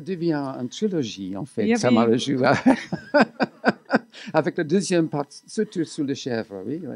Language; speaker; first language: French; non-native, fluent; English